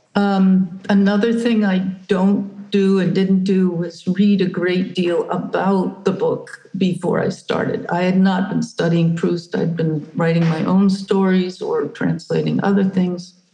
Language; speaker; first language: English; native; English